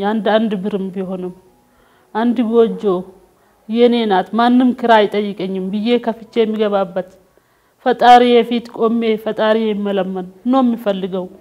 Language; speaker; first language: Amharic; non-native, local second language; Oromo